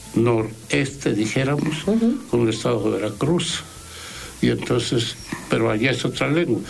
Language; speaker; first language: Spanish; non-native, local second language; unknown